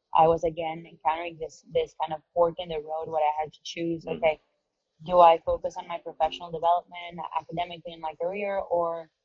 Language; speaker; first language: English; non-native, fluent; Spanish